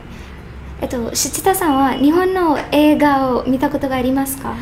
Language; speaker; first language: Japanese; non-native, learner; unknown